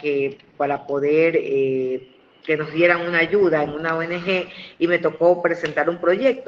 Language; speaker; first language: Spanish; native; Spanish